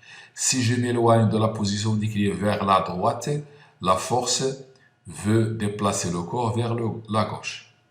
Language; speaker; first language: French; non-native, local second language; Arabic